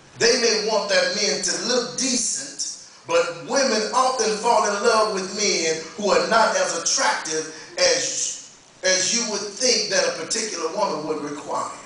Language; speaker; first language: English; native; English